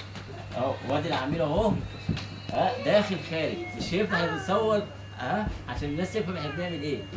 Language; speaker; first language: Arabic; native; Arabic